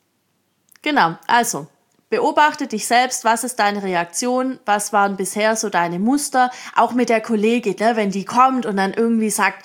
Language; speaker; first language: German; native; German